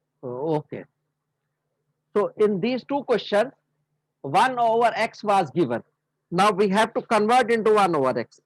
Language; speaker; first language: English; non-native, local second language; Hindi